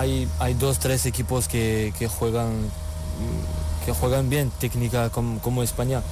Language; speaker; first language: Spanish; non-native, learner; French